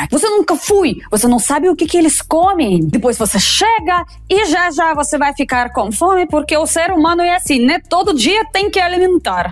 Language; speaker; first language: Portuguese; non-native, fluent; Russian